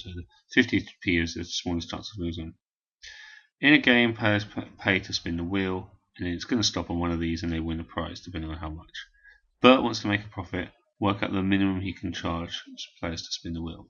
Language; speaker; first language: English; native; English